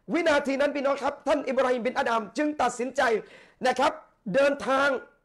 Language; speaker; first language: Thai; non-native, local second language; Malay